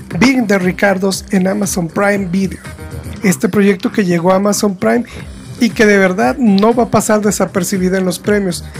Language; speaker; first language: Spanish; native; Spanish